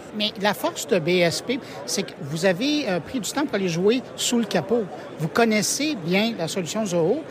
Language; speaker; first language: French; native; French